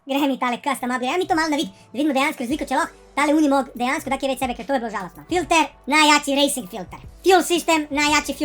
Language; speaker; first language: Slovenian; native; Slovenian